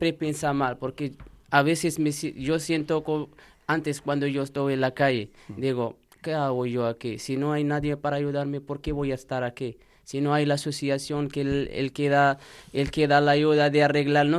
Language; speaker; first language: Spanish; non-native, learner; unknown